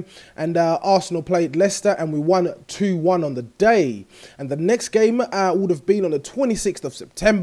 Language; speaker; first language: English; native; English